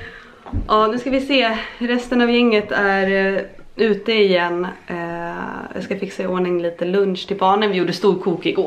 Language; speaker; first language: Swedish; native; Swedish